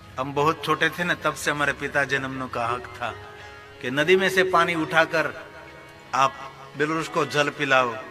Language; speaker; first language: Hindi; non-native, local second language; Gujarati